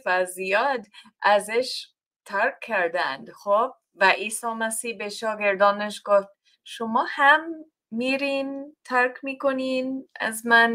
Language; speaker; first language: Persian; non-native, learner; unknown